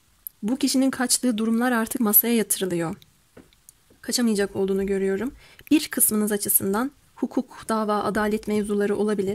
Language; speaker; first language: Turkish; native; Turkish